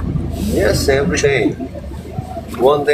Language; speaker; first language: English; non-native, learner; Korean